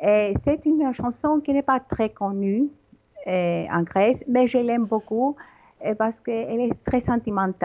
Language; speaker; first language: French; non-native, learner; Greek